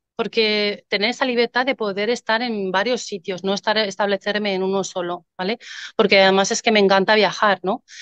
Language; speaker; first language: Spanish; native; Spanish